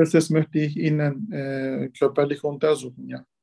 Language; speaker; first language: German; non-native, learner; Turkish